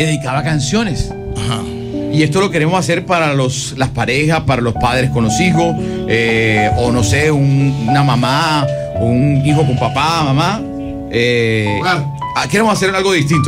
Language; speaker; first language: Spanish; native; Spanish